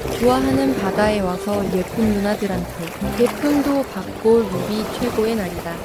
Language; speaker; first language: Korean; native; Korean